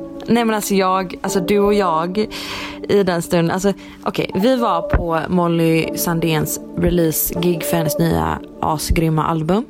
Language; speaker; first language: Swedish; native; Swedish